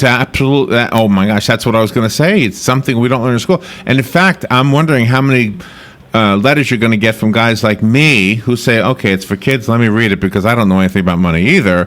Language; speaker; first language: English; native; English